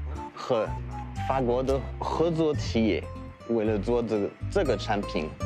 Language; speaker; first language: Chinese; non-native, fluent; French